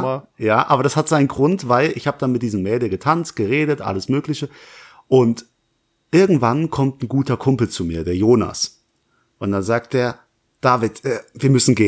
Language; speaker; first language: German; native; German